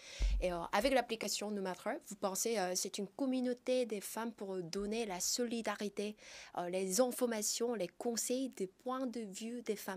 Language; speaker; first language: French; non-native, fluent; Korean